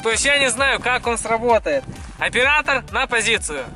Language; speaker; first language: Russian; native; Russian